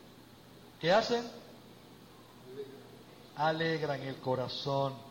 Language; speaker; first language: Spanish; native; Spanish